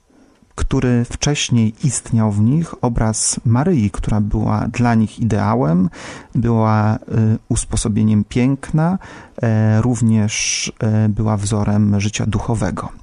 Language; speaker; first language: Polish; native; Polish